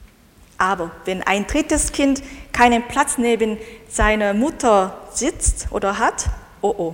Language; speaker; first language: German; non-native, fluent; Korean